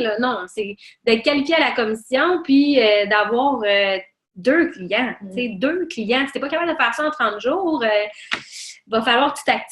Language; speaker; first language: French; native; French